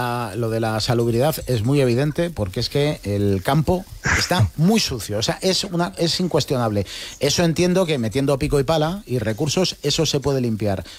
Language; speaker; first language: Spanish; native; Spanish